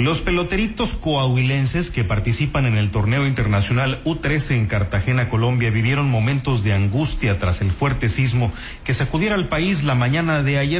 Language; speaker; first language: Spanish; native; Spanish